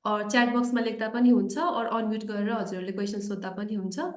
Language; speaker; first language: Nepali; native; Nepali